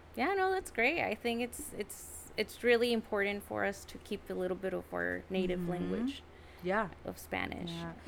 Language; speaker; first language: English; early bilingual, other home language; Spanish